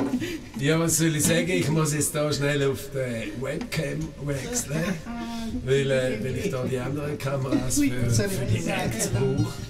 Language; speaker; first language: German; native; German